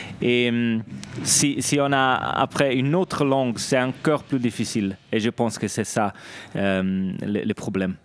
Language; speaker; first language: French; non-native, local second language; Italian